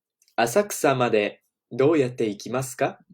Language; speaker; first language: Japanese; non-native, fluent; English